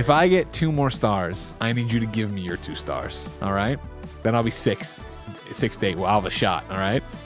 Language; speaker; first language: English; native; English